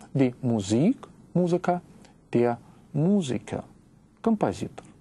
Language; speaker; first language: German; non-native, fluent; Russian